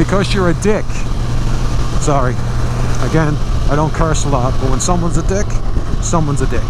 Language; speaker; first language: English; native; English